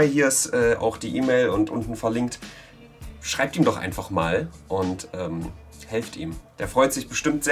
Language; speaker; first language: German; native; German